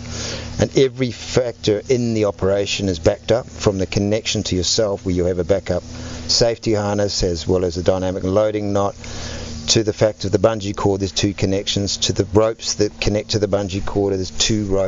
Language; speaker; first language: English; native; English